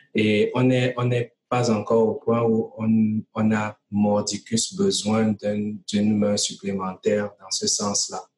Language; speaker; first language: French; native; French